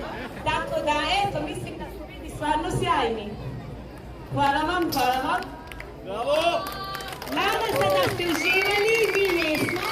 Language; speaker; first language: Croatian; native; Croatian